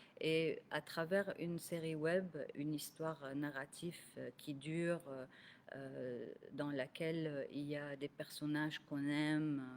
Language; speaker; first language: French; non-native, local second language; Arabic